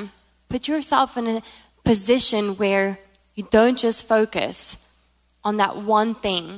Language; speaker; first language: English; non-native, local second language; Afrikaans